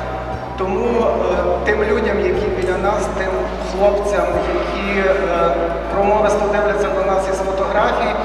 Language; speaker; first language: Ukrainian; native; Ukrainian